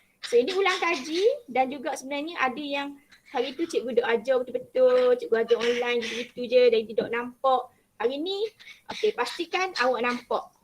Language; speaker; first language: Malay; native; Malay